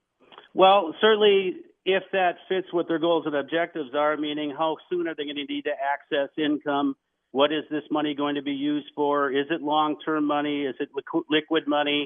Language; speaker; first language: English; native; English